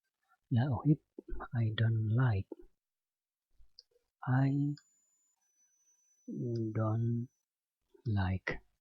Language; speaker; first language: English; non-native, fluent; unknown